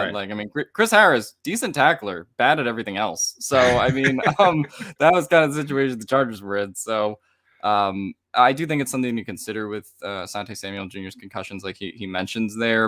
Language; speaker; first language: English; native; English